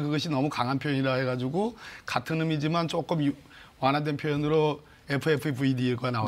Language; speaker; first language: Korean; native; Korean